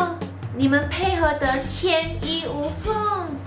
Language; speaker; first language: Chinese; native; Chinese